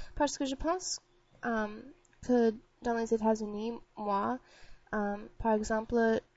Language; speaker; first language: French; non-native, learner; English